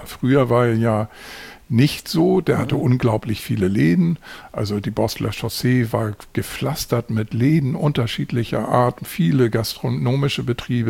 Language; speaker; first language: German; native; German